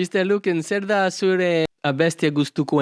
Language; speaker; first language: Basque; non-native, learner; English